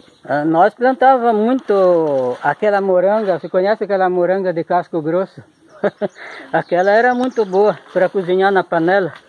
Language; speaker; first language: Portuguese; native; Portuguese